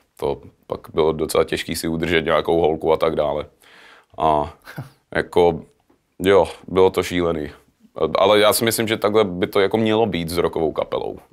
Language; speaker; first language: Czech; early bilingual, heritage; Czech